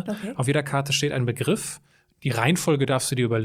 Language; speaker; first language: German; native; German